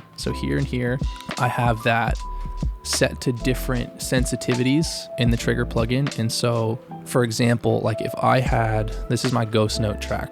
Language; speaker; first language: English; native; English